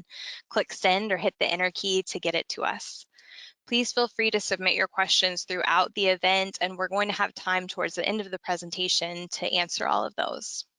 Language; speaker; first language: English; native; English